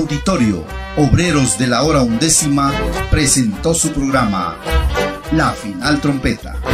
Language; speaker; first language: Spanish; native; Spanish